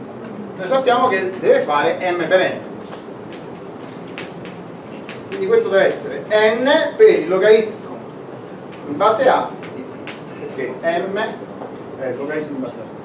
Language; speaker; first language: Italian; native; Italian